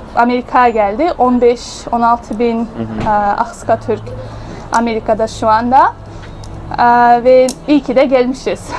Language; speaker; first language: Turkish; early bilingual, heritage; Russian